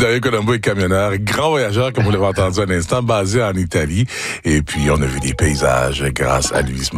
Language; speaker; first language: French; native; French